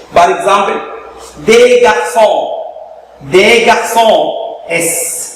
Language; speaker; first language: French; non-native, fluent; Arabic